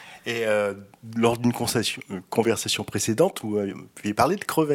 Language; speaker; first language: French; native; French